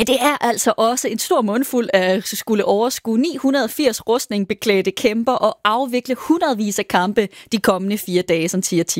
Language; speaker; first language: Danish; native; Danish